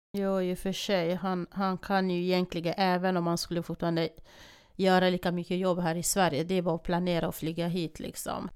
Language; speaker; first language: Swedish; early bilingual, other home language; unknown